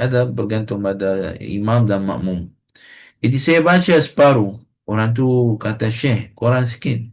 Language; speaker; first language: Malay; non-native, fluent; Arabic